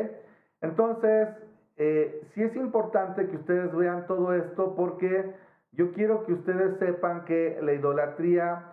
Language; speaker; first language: Spanish; native; Spanish